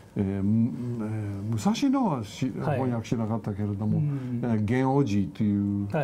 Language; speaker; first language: Japanese; non-native, fluent; English